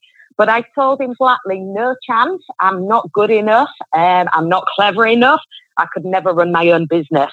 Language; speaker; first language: English; native; English